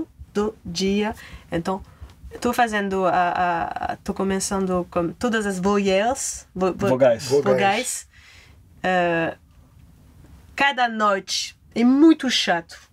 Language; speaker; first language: Portuguese; non-native, fluent; French